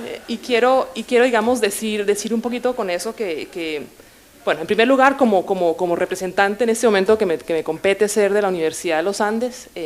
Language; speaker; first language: Spanish; native; Spanish